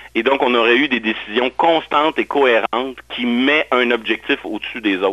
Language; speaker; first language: French; native; French